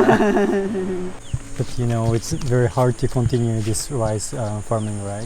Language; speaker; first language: English; non-native, learner; Japanese